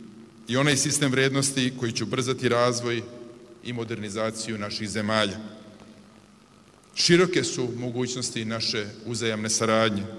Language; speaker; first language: Serbian; native; Serbian